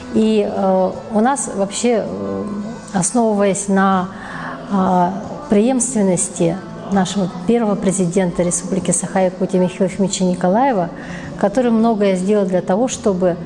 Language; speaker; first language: Russian; native; Russian